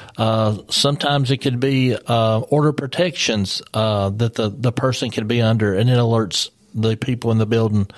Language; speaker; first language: English; native; English